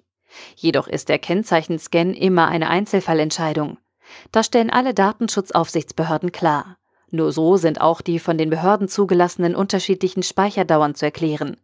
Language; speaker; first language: German; native; German